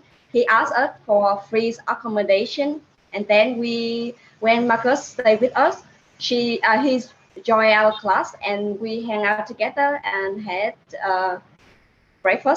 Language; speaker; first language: English; non-native, learner; Vietnamese